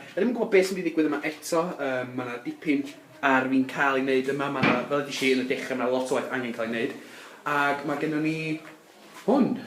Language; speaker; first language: Welsh; native; Welsh